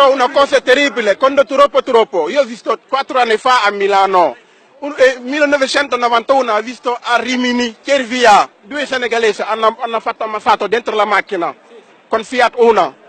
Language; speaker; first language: Italian; non-native, learner; Wolof